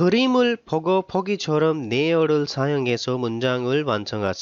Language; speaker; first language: Korean; non-native, fluent; Urdu